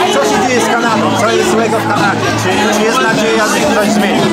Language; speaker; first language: Polish; native; Polish